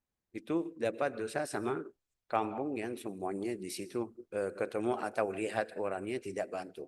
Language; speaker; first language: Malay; non-native, fluent; Arabic